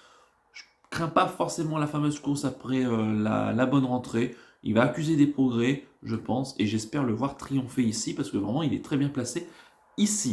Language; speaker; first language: French; native; French